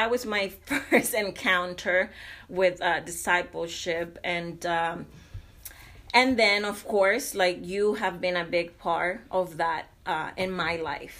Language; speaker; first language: English; non-native, fluent; Spanish